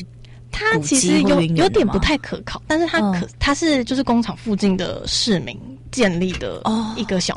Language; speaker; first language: Chinese; native; Chinese